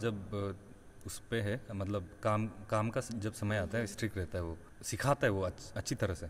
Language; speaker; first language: Hindi; non-native, local second language; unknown